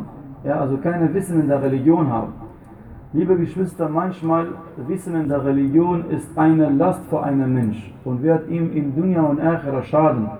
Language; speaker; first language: German; non-native, fluent; Arabic